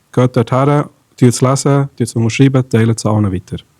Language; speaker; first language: German; non-native, local second language; Tamil